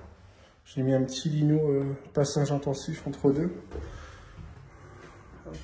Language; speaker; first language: French; native; French